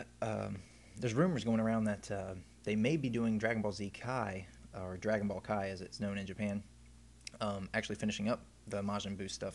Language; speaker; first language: English; native; English